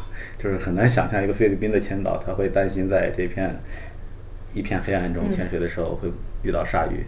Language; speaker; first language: Chinese; native; Chinese